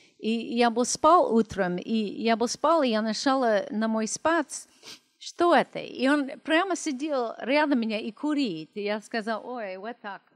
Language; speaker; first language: Russian; non-native, learner; English